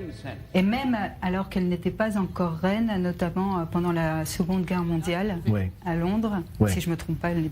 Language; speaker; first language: French; native; French